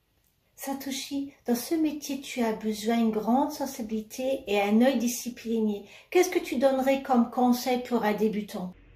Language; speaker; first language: French; non-native, fluent; German